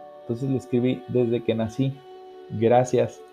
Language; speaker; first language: Spanish; native; Spanish